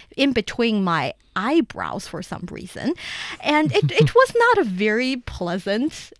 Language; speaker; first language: English; non-native, fluent; Chinese